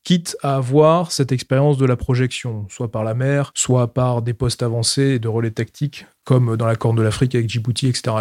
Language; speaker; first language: French; native; French